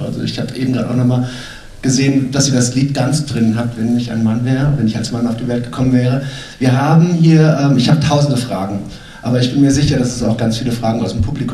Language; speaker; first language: German; native; German